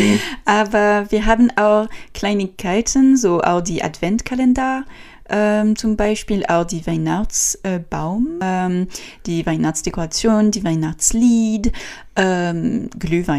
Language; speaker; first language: German; non-native, learner; French